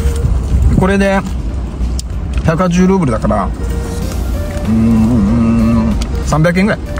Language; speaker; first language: Japanese; native; Japanese